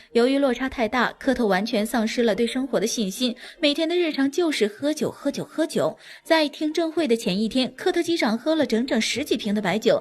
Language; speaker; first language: Chinese; native; Chinese